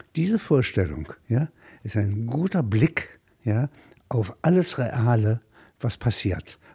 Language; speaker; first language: German; native; German